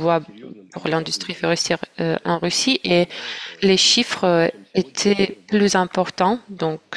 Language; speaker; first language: French; non-native, fluent; Russian